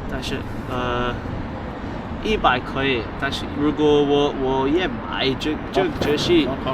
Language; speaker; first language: Chinese; non-native, learner; English